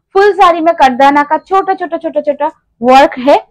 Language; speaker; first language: Hindi; non-native, local second language; Bangla